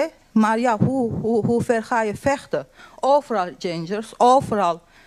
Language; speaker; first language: Dutch; non-native, learner; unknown